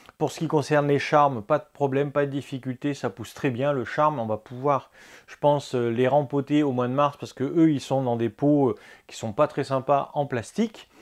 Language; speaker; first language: French; native; French